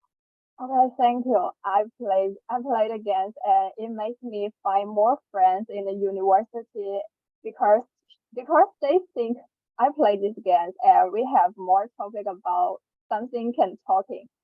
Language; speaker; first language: English; non-native, learner; Chinese